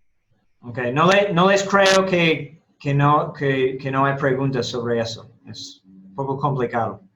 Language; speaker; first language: Spanish; non-native, fluent; English